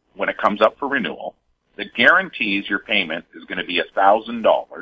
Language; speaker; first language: English; native; English